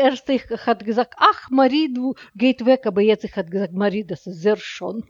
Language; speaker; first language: German; non-native, learner; Russian